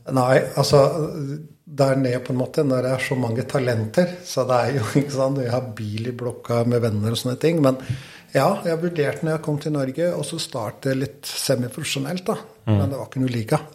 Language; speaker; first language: Norwegian; non-native, fluent; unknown